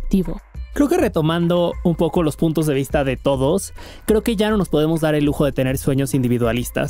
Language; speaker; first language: Spanish; native; Spanish